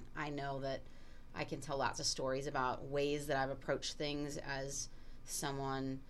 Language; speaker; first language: English; native; English